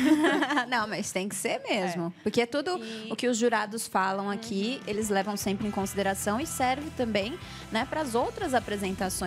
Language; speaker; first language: Portuguese; native; Portuguese